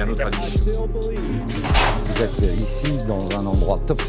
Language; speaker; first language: French; native; French